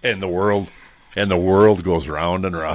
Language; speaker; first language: English; native; English